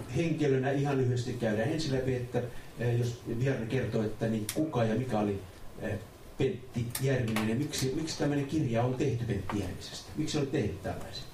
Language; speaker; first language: Finnish; native; Finnish